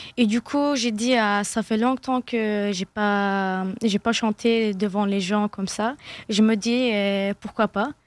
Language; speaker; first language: French; non-native, fluent; Turkish